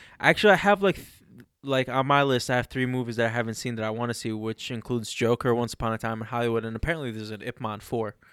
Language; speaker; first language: English; early bilingual, other home language; Arabic